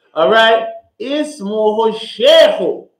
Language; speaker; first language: Arabic; non-native, fluent; English